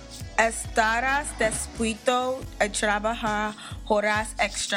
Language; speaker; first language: Spanish; non-native, learner; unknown